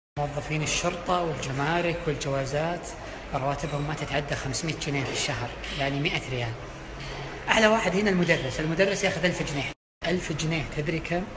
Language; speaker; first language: Arabic; native; Arabic